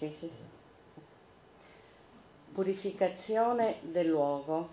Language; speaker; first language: Italian; native; Italian